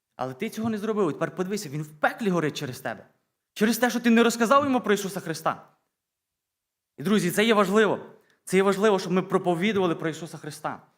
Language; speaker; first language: Ukrainian; native; Ukrainian